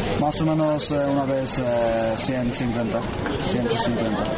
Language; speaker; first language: Spanish; non-native, learner; Bangla